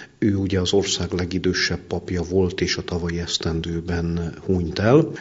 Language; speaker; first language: Hungarian; native; Hungarian